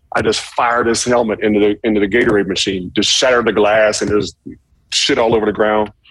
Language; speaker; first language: English; native; English